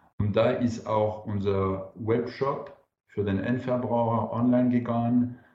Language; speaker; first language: German; non-native, fluent; French